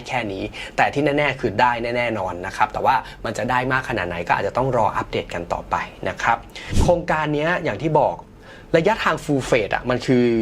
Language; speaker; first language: Thai; native; Thai